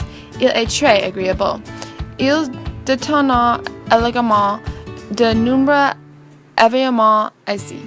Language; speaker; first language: French; non-native, learner; English